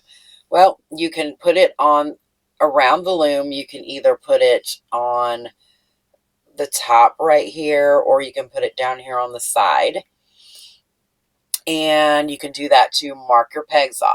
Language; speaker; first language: English; native; English